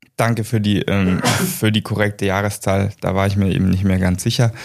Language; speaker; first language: German; native; German